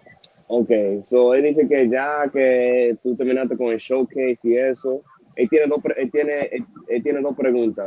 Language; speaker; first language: Spanish; early bilingual, heritage; Spanish